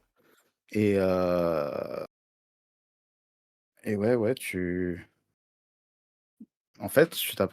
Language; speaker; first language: French; native; French